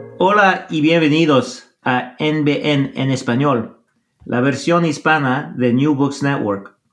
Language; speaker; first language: Spanish; non-native, fluent; English